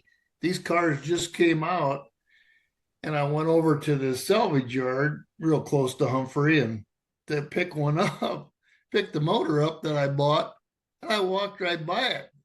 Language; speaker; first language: English; native; English